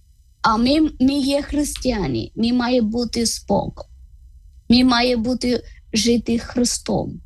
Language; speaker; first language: Ukrainian; non-native, learner; Malayalam